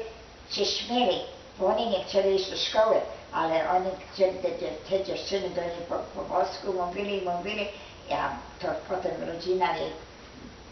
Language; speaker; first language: Polish; early bilingual, heritage; Polish